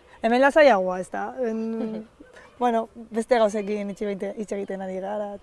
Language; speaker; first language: Basque; non-native, local second language; Spanish